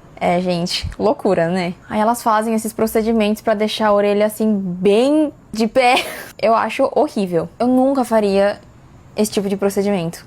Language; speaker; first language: Portuguese; native; Portuguese